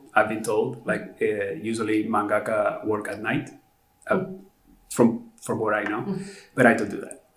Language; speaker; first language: English; non-native, fluent; Spanish